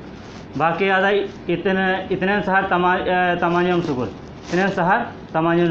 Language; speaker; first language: Arabic; non-native, learner; Hindi